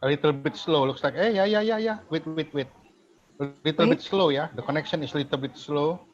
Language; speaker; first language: English; non-native, fluent; Indonesian